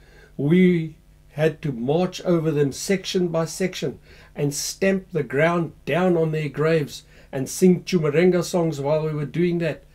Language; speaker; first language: English; native; English